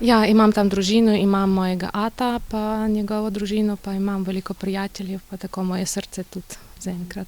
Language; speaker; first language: Slovenian; non-native, learner; Ukrainian